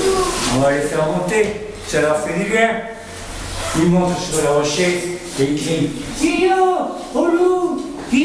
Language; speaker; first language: French; native; French